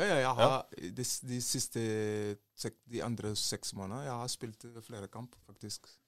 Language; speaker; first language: Norwegian; non-native, learner; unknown